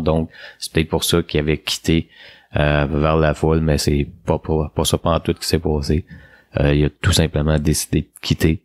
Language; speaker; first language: French; native; French